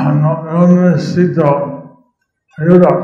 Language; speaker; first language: Spanish; non-native, learner; English